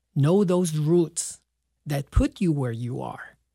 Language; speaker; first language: English; non-native, fluent; Spanish